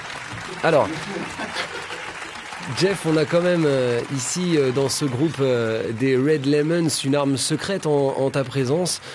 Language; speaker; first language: French; native; French